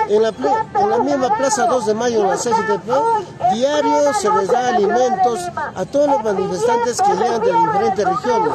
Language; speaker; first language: Spanish; native; Spanish